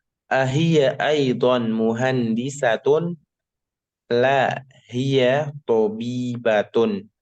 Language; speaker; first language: Arabic; non-native, fluent; Indonesian